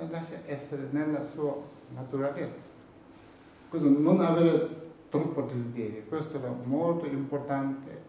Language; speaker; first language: Italian; non-native, learner; Tibetan